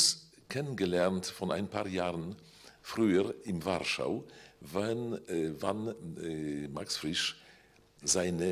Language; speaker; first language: German; non-native, fluent; Polish